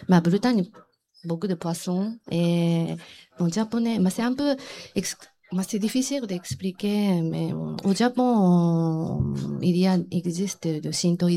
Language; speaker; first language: French; non-native, learner; Japanese